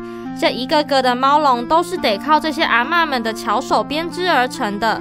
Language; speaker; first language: Chinese; native; Chinese